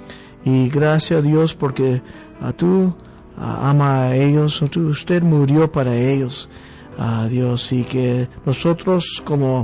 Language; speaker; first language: Spanish; early bilingual, heritage; Spanish